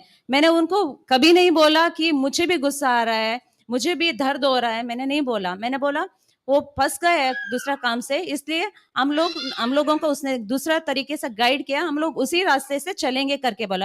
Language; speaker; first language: Hindi; non-native, local second language; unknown